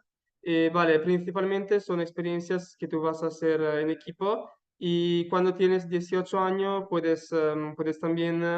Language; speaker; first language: Spanish; non-native, learner; Italian